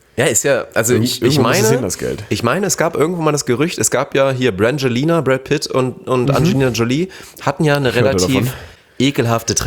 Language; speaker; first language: German; native; German